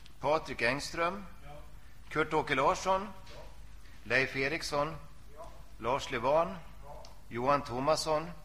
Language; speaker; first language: Swedish; native; Swedish